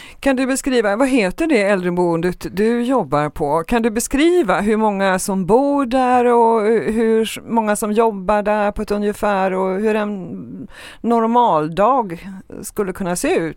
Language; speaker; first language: Swedish; native; Swedish